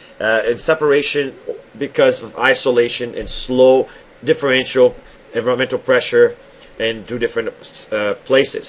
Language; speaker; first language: English; non-native, fluent; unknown